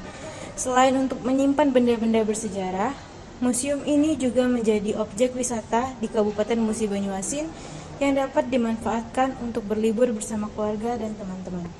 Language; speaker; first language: Indonesian; native; Indonesian